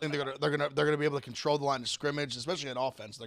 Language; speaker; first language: English; native; English